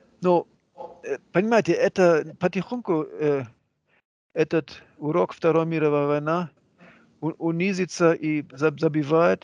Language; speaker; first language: Russian; non-native, fluent; German